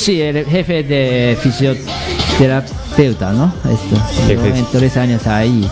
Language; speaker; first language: Spanish; non-native, learner; Japanese